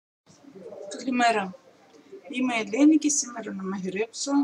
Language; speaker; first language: Greek; non-native, learner; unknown